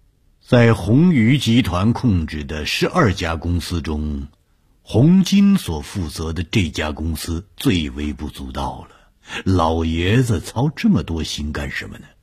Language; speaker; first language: Chinese; native; Chinese